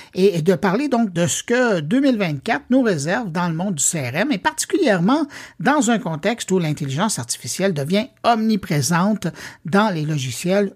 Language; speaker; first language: French; native; French